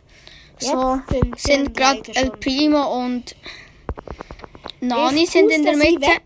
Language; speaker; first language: German; native; German